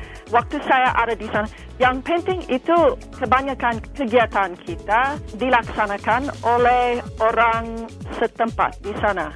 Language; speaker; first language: Indonesian; non-native, fluent; English